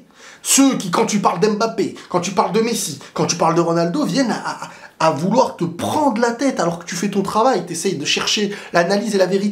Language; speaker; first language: French; native; French